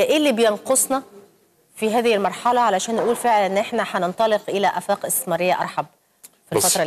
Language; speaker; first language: Arabic; native; Arabic